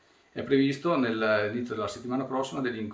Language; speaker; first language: Italian; native; Italian